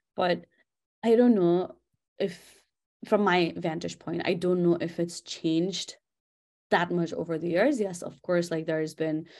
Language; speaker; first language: English; non-native, local second language; Nepali